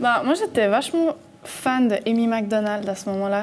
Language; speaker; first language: French; early bilingual, heritage; French